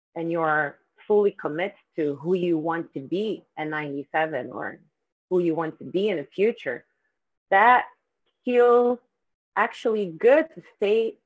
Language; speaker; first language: English; non-native, fluent; Portuguese